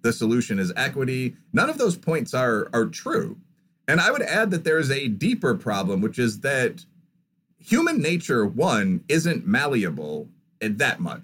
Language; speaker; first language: English; native; English